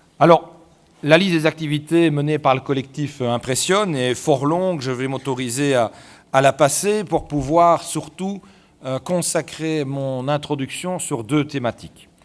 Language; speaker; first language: French; native; French